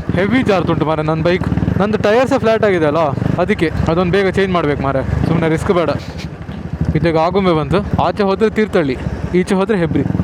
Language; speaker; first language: Kannada; non-native, local second language; Tulu